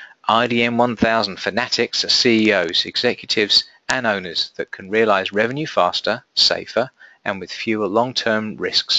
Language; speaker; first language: English; native; English